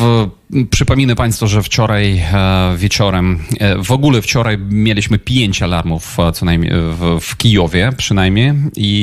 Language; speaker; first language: Polish; non-native, fluent; Ukrainian